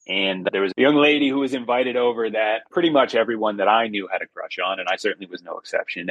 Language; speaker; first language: English; native; English